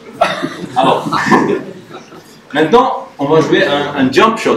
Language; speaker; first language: French; non-native, fluent; Swedish